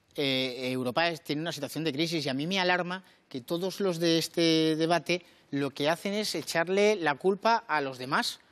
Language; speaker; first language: Spanish; native; Spanish